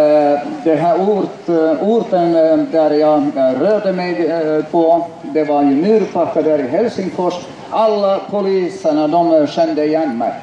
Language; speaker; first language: Swedish; non-native, fluent; Finnish